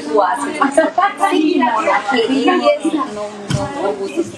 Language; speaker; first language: Spanish; non-native, learner; Portuguese